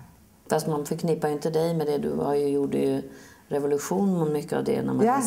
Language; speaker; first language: Swedish; native; Swedish